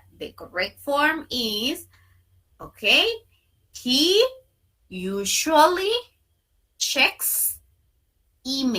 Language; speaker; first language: English; non-native, fluent; Spanish